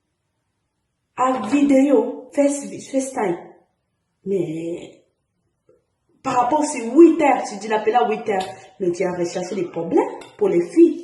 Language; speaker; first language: French; non-native, learner; Portuguese